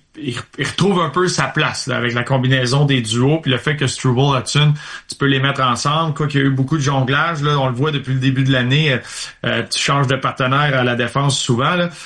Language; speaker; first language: French; native; French